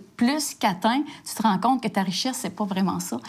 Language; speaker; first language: French; native; French